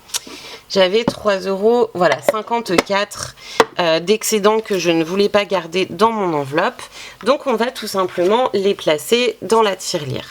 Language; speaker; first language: French; native; French